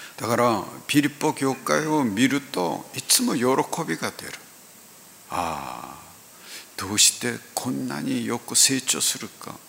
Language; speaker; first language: Japanese; non-native, fluent; Korean